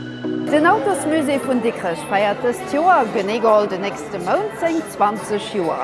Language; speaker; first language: German; non-native, learner; Luxembourgish